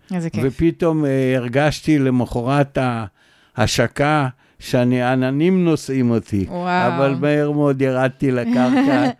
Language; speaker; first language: Hebrew; native; Hebrew